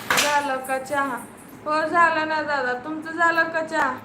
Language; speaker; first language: Marathi; native; Marathi